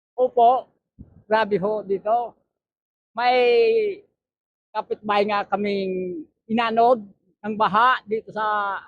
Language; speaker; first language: Filipino; non-native, local second language; Bikol